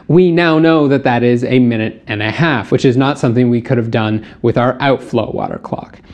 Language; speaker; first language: English; native; English